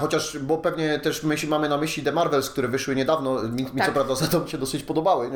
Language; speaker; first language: Polish; native; Polish